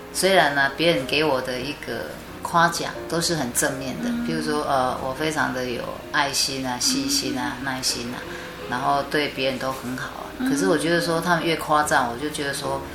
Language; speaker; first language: Chinese; native; Chinese